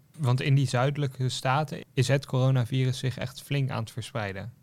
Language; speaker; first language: Dutch; native; Dutch